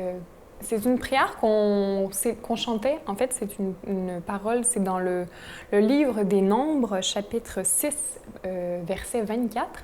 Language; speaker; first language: French; native; French